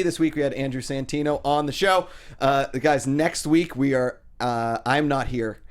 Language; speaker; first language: English; native; English